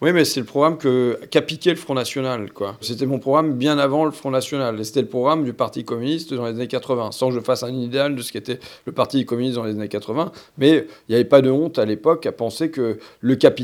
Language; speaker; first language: French; native; French